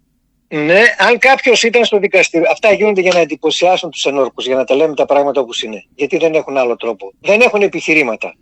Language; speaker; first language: Greek; native; Greek